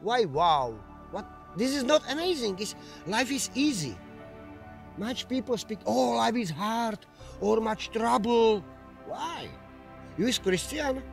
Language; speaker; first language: English; non-native, learner; Slovak